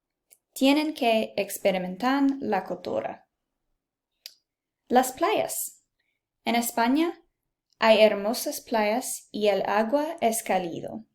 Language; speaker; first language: Spanish; non-native, learner; English